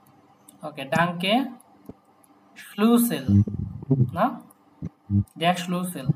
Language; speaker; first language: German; non-native, fluent; Bangla